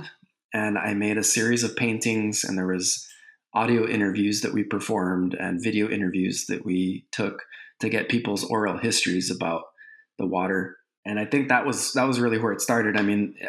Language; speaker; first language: English; native; English